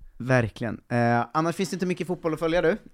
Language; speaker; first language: Swedish; native; Swedish